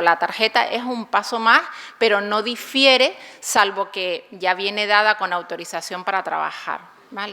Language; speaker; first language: Spanish; native; Spanish